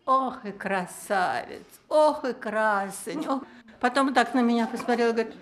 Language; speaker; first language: Czech; non-native, learner; Russian